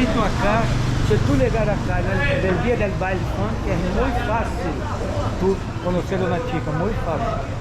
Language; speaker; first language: Spanish; non-native, fluent; Portuguese